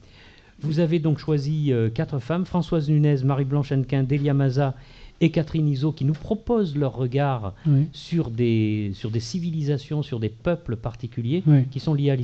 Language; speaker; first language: French; native; French